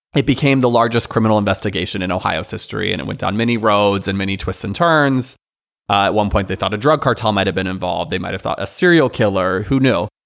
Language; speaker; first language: English; native; English